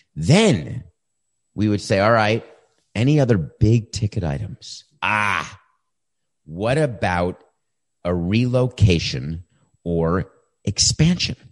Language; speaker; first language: English; native; English